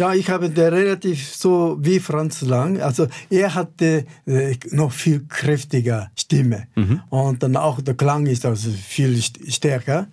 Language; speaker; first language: German; non-native, fluent; Japanese